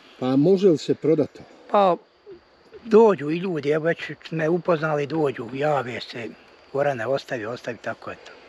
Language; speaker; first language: Bosnian; native; Bosnian